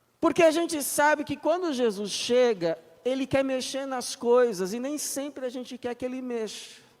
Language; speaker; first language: Portuguese; native; Portuguese